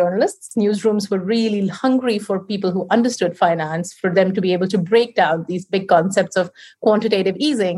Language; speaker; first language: English; non-native, local second language; Hindi